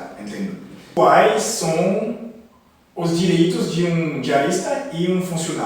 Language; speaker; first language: Portuguese; non-native, learner; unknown